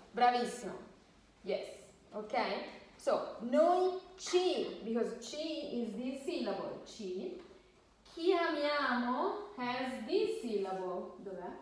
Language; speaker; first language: Italian; non-native, fluent; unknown